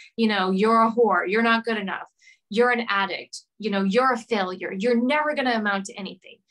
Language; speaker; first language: English; native; English